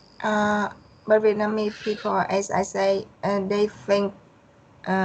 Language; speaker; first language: English; non-native, learner; Vietnamese